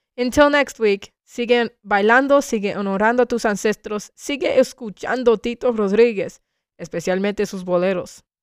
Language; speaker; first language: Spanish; early bilingual, heritage; Spanish